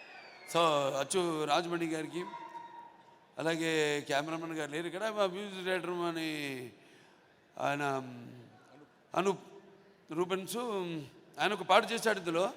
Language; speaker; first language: Telugu; native; Telugu